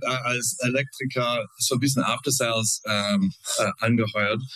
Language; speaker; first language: German; non-native, fluent; English